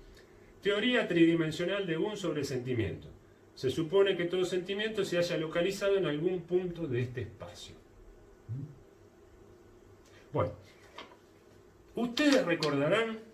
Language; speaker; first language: Spanish; native; Spanish